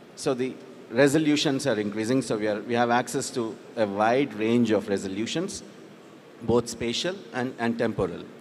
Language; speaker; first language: English; non-native, local second language; Telugu